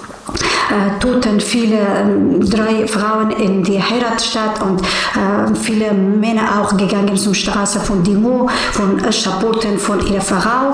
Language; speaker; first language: German; non-native, learner; Persian